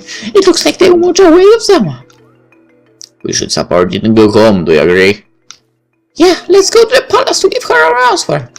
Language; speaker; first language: English; non-native, fluent; Polish